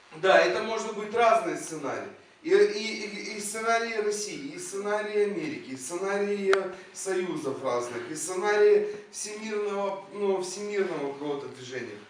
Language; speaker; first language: Russian; non-native, local second language; Ukrainian